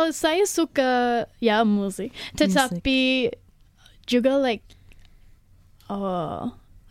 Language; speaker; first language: Indonesian; non-native, learner; English